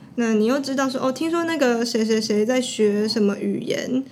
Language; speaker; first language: Chinese; native; Chinese